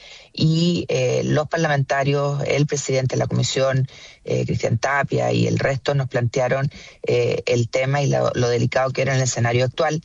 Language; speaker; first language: Spanish; native; Spanish